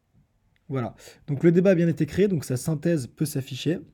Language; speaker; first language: French; native; French